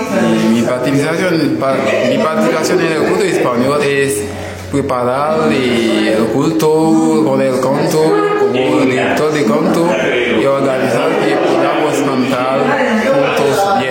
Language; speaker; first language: Spanish; non-native, learner; Haitian Creole